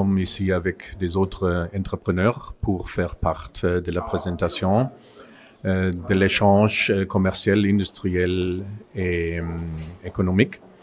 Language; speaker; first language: French; non-native, fluent; German